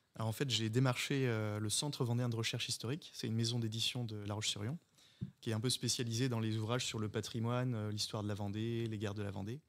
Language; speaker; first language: French; native; French